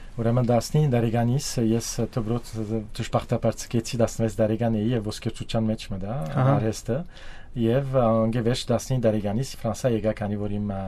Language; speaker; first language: Armenian; early bilingual, heritage; Armenian